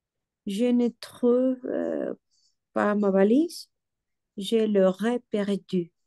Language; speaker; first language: French; non-native, learner; Spanish